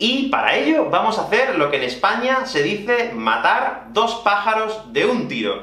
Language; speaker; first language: Spanish; native; Spanish